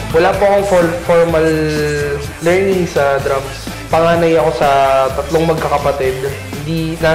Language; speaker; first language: Filipino; native; Filipino